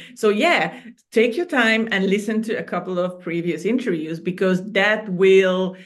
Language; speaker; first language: English; non-native, fluent; Hungarian